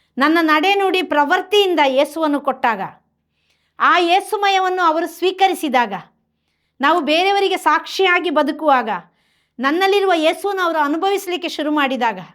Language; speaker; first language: Kannada; native; Kannada